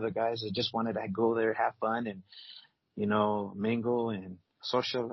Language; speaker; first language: English; native; English